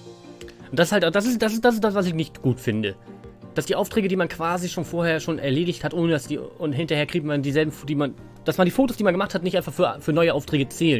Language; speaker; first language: German; native; German